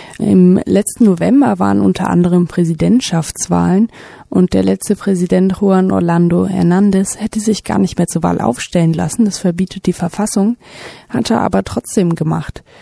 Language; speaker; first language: German; native; German